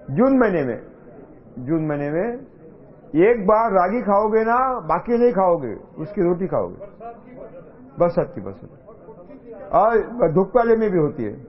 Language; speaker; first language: Hindi; non-native, local second language; Marathi